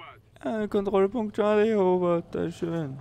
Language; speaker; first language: German; native; German